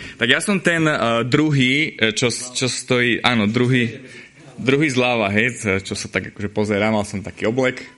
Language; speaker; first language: Slovak; native; Slovak